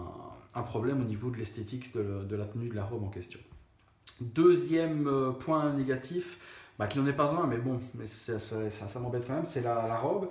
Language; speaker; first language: French; native; French